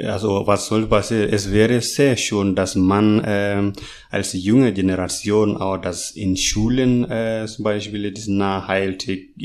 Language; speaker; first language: German; non-native, learner; Masai